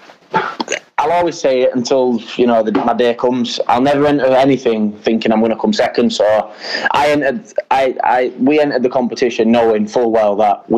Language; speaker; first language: English; native; English